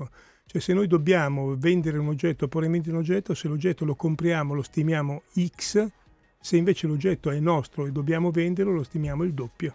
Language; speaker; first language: Italian; native; Italian